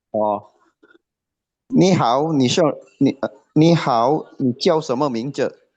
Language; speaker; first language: Chinese; non-native, learner; Indonesian